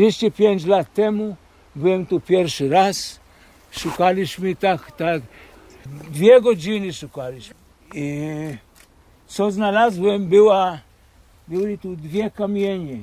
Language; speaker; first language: Polish; early bilingual, heritage; Polish